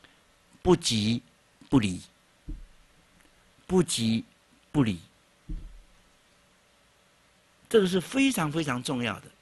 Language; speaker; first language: Chinese; native; Chinese